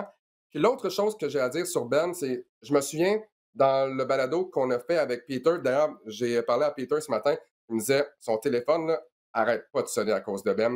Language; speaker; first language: French; native; French